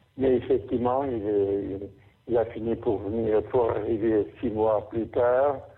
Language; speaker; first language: French; non-native, fluent; Portuguese